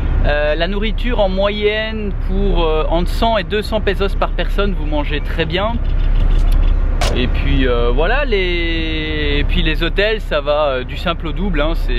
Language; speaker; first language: French; native; French